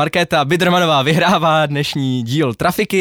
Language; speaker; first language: Czech; native; Czech